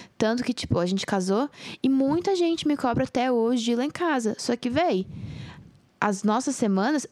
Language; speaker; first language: Portuguese; native; Portuguese